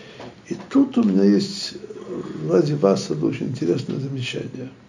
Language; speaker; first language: Russian; native; Russian